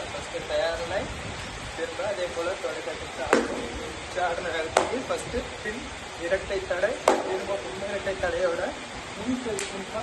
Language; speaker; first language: Tamil; native; Tamil